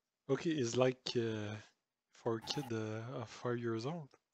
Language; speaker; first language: English; non-native, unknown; French